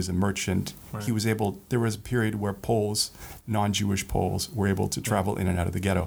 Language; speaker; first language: English; native; English